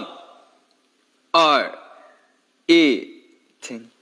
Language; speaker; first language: Chinese; non-native, learner; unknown